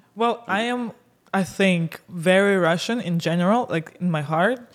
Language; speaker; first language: English; non-native, fluent; Russian